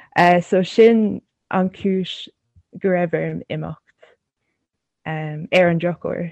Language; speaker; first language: Irish; non-native, local second language; English